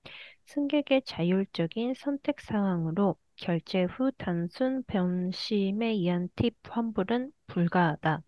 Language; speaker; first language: Korean; early bilingual, heritage; Korean